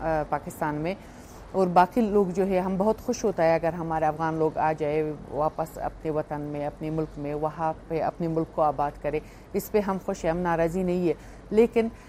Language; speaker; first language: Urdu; non-native, fluent; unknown